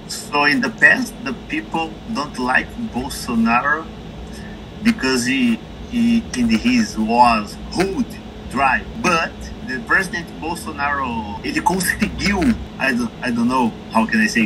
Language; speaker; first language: English; non-native, learner; Portuguese